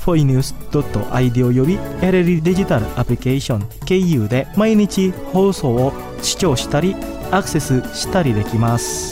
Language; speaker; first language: Japanese; non-native, fluent; Indonesian